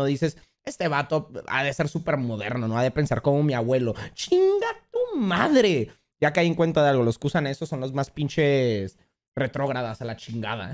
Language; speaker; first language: Spanish; native; Spanish